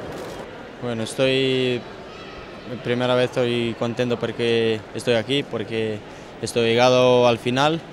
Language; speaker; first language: Spanish; non-native, fluent; Romanian